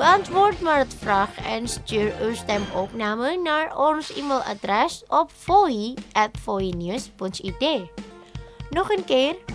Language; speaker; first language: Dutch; non-native, fluent; Indonesian